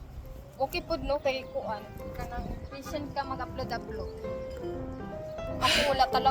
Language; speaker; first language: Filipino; non-native, local second language; Cebuano